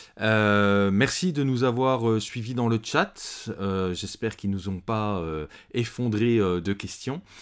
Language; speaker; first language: French; native; French